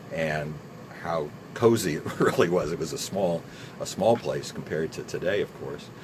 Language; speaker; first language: English; native; English